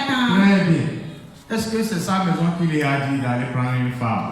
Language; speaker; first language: French; non-native, local second language; Ewe